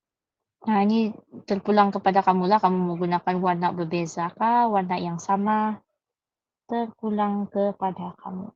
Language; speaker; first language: Malay; native; Malay